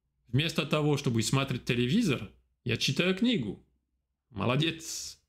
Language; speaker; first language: Russian; non-native, fluent; French